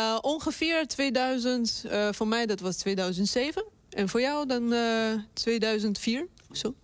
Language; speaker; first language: Dutch; non-native, fluent; Russian